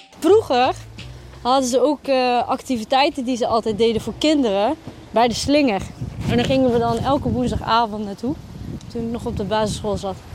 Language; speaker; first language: Dutch; early bilingual, other home language; Arabic